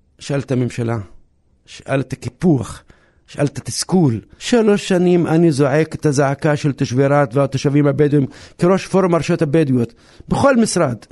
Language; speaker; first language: Hebrew; non-native, local second language; Arabic